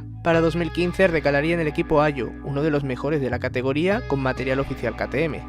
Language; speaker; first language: Spanish; native; Spanish